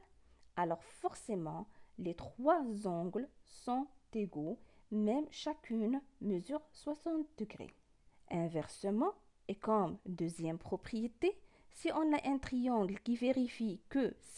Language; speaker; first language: French; non-native, local second language; Arabic